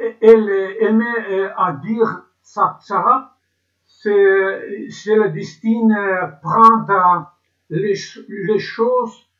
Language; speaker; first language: French; non-native, learner; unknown